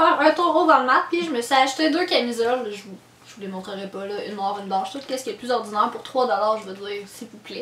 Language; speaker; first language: French; native; French